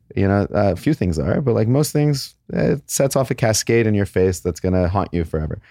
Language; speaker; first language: English; native; English